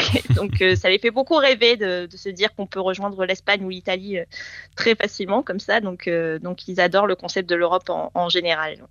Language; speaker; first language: French; native; French